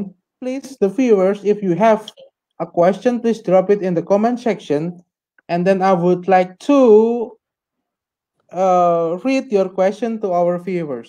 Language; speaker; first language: English; non-native, fluent; Indonesian